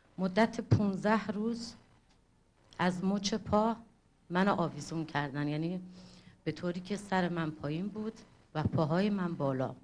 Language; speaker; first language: Persian; non-native, local second language; Kurdish